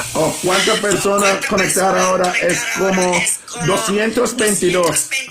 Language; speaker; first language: Spanish; non-native, learner; Jamaican Creole English